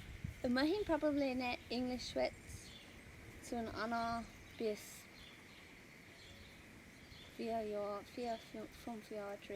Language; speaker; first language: German; early bilingual, heritage; Pennsylvania German